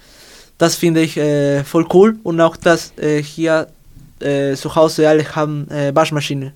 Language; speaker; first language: German; non-native, learner; Spanish